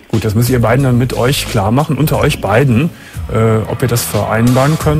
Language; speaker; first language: German; native; German